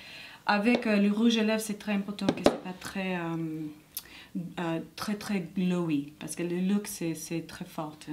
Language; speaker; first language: French; non-native, learner; English